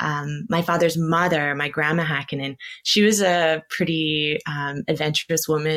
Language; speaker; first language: English; native; English